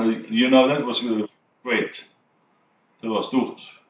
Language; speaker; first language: English; non-native, fluent; Norwegian